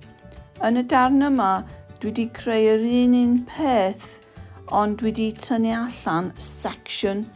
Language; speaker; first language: Welsh; non-native, local second language; English